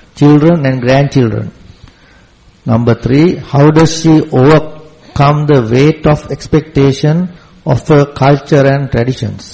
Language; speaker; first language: English; non-native, local second language; Sinhala